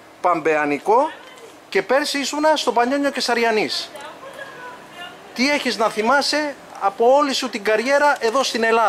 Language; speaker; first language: Greek; native; Greek